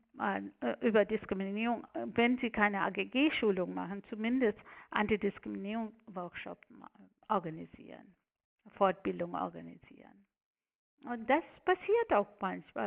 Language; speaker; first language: German; non-native, fluent; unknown